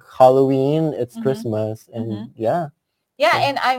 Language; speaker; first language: English; non-native, local second language; Iloko